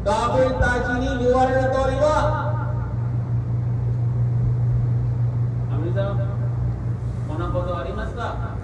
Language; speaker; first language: Japanese; non-native, learner; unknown